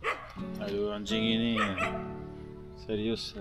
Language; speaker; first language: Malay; non-native, learner; French